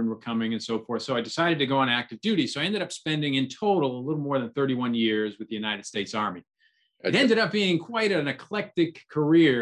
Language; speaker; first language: English; native; English